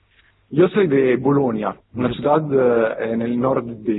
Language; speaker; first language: Spanish; non-native, fluent; Italian